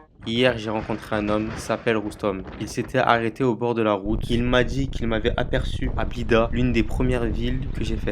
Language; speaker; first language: French; native; French